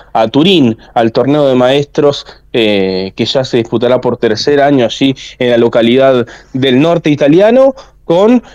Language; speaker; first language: Spanish; native; Spanish